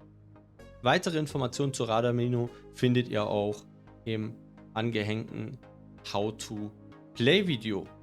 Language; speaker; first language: German; native; German